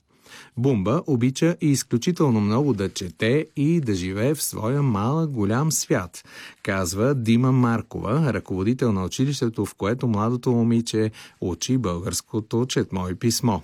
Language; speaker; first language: Bulgarian; native; Bulgarian